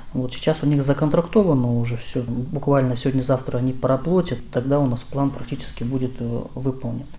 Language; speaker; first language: Russian; native; Russian